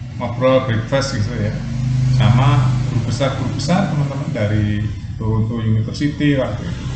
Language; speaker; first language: Indonesian; non-native, local second language; Javanese